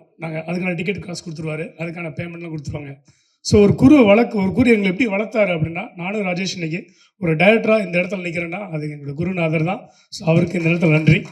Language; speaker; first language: Tamil; native; Tamil